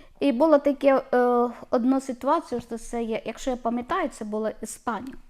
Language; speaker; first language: Ukrainian; non-native, learner; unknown